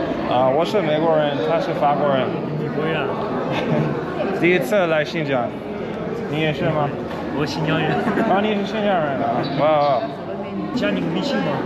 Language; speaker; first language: Chinese; non-native, learner; English